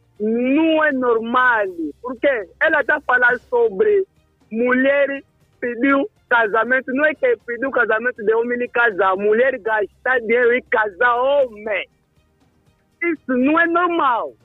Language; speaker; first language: Portuguese; non-native, local second language; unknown